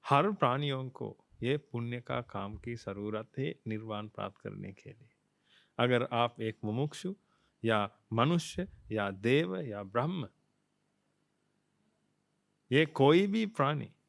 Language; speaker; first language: Hindi; non-native, fluent; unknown